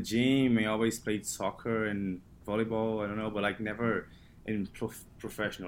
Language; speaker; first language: English; non-native, fluent; Portuguese